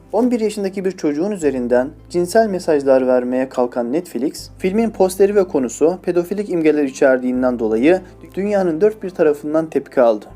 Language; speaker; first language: Turkish; native; Turkish